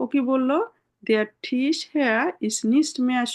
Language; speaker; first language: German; non-native, fluent; Bangla